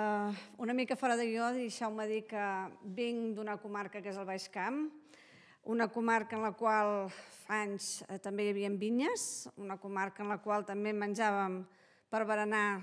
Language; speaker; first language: Catalan; native; Catalan